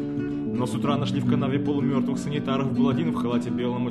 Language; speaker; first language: Russian; native; Russian